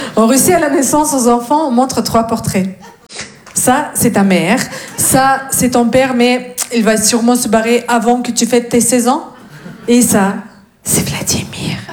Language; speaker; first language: French; non-native, fluent; Russian